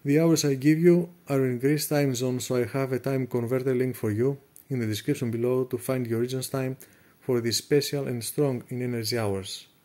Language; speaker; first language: English; non-native, fluent; Greek